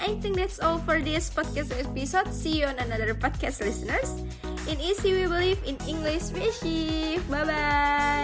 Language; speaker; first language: English; non-native, fluent; Indonesian